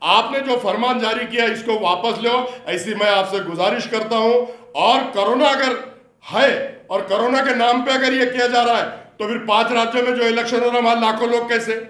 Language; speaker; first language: Hindi; non-native, local second language; Urdu